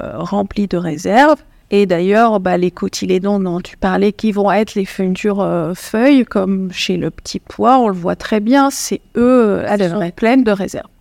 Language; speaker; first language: French; non-native, local second language; Arabic